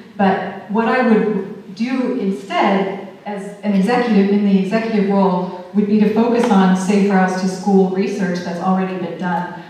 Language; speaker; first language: English; native; English